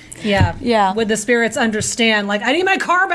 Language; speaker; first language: English; native; English